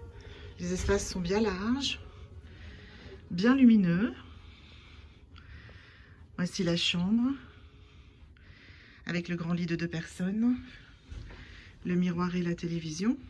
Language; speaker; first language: French; native; French